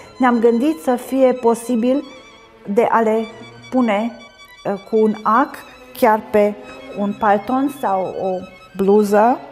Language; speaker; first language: Romanian; non-native, local second language; Hungarian